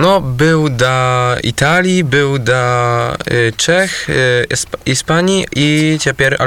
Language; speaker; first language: Polish; non-native, local second language; Belarusian